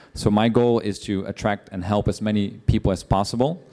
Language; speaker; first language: English; non-native, fluent; Dutch